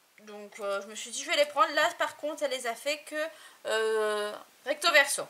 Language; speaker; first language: French; native; French